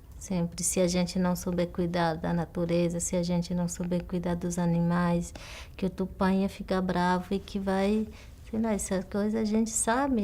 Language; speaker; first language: Portuguese; non-native, local second language; Guarani